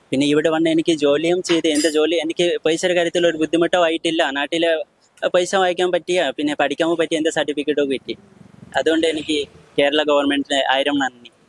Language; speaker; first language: Malayalam; non-native, local second language; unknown